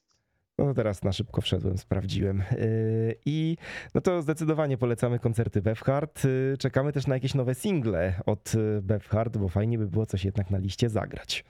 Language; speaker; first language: Polish; native; Polish